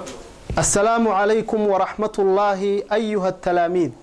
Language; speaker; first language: Arabic; non-native, local second language; Somali